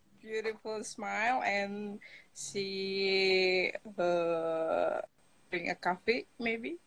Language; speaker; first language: English; non-native, learner; Indonesian